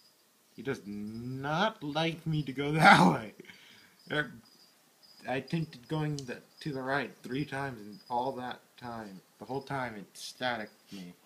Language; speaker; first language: English; native; English